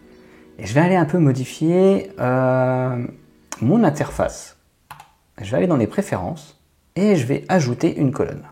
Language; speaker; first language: French; native; French